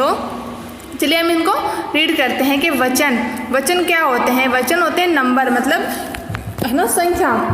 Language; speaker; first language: Hindi; native; Hindi